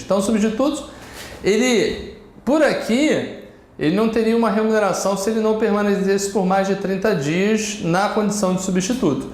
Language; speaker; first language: Portuguese; native; Portuguese